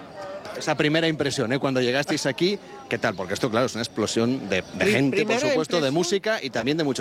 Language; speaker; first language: Spanish; native; Spanish